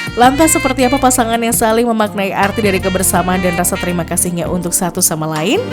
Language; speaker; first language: Indonesian; native; Indonesian